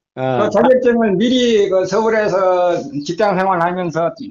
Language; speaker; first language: Korean; native; Korean